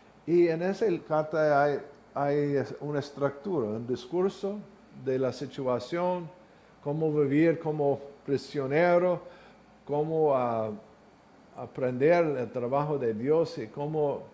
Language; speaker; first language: Spanish; non-native, learner; English